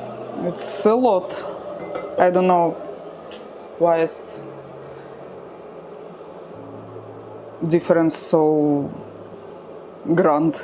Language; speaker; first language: English; non-native, learner; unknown